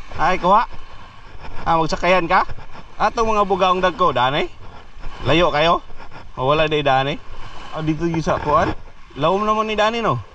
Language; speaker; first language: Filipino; non-native, local second language; Cebuano